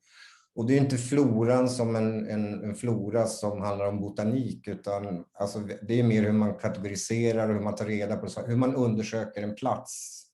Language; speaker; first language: Swedish; native; Swedish